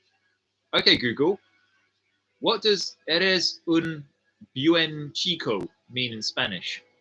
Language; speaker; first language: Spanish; non-native, learner; English